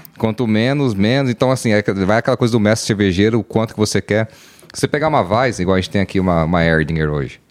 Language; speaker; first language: Portuguese; native; Portuguese